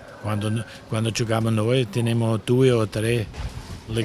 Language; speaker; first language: Italian; non-native, learner; German